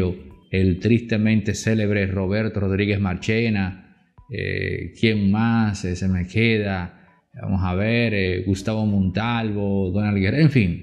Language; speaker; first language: Spanish; native; Spanish